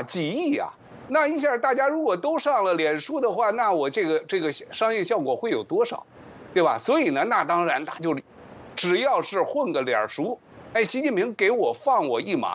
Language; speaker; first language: Chinese; native; Chinese